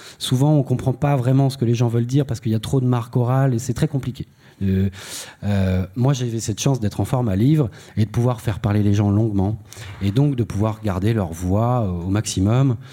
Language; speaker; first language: French; native; French